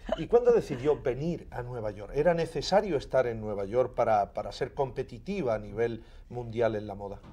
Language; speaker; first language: Spanish; native; Spanish